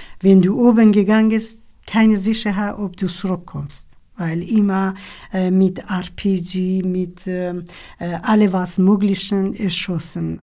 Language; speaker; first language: German; non-native, learner; Kurdish